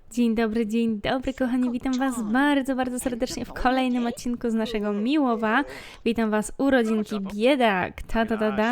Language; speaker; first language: Polish; native; Polish